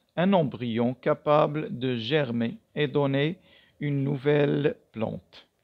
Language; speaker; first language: French; non-native, local second language; Arabic